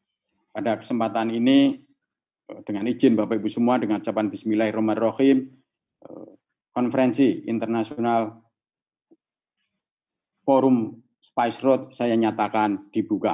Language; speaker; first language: Indonesian; native; Indonesian